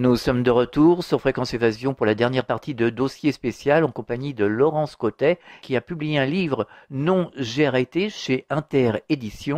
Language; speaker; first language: French; native; French